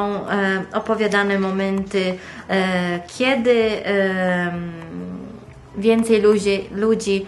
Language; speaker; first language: Polish; non-native, fluent; Italian